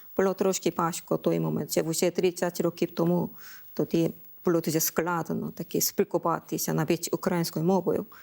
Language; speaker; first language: Ukrainian; non-native, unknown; Korean